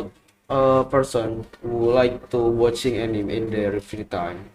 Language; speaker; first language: English; non-native, learner; Indonesian